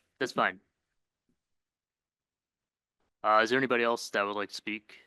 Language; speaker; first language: English; native; English